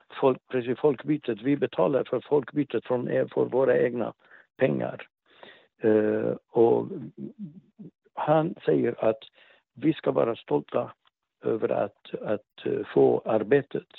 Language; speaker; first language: Swedish; non-native, fluent; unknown